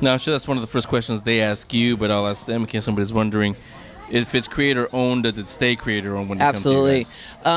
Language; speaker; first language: English; native; English